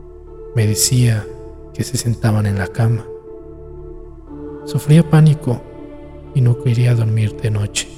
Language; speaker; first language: Spanish; native; Spanish